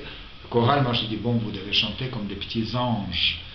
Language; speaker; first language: French; non-native, fluent; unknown